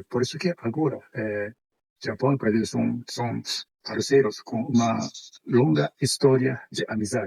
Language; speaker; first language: Portuguese; non-native, fluent; Japanese